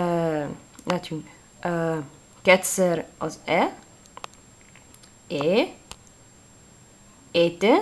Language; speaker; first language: Hungarian; non-native, learner; Italian